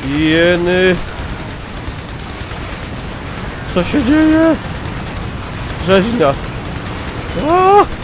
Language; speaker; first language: Polish; native; Polish